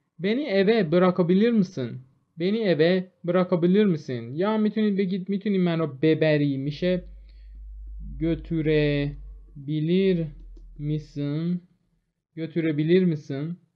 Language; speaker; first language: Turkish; non-native, fluent; Persian